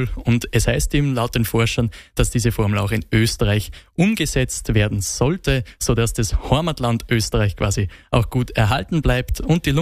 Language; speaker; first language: German; native; German